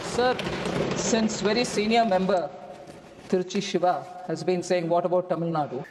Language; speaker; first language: English; non-native, local second language; Tamil